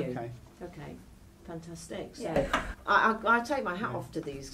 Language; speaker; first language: English; native; English